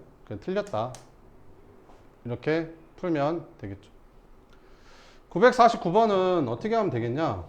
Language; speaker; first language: Korean; native; Korean